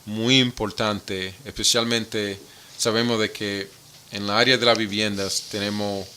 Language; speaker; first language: Spanish; early bilingual, other home language; English